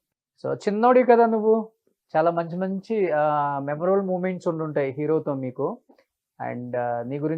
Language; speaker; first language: Telugu; native; Telugu